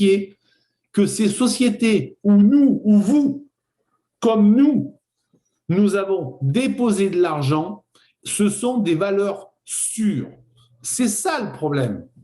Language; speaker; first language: French; native; French